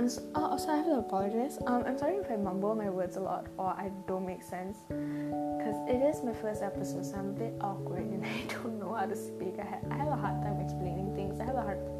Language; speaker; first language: English; non-native, local second language; Tamil